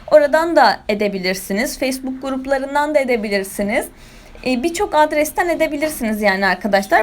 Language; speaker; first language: Turkish; native; Turkish